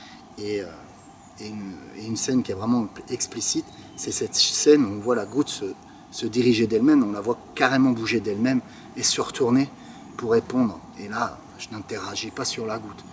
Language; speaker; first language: French; native; French